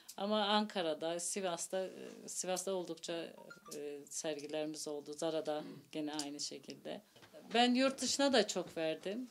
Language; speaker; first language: Turkish; early bilingual, heritage; Turkish